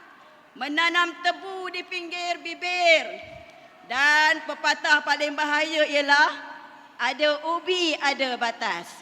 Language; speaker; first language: Malay; native; Malay